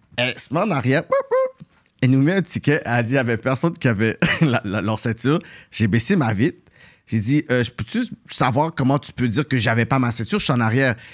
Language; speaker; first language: French; native; French